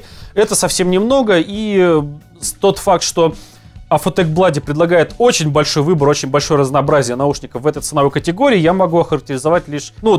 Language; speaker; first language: Russian; native; Russian